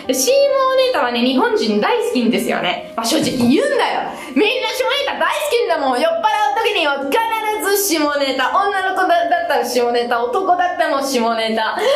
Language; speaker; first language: Japanese; non-native, fluent; Italian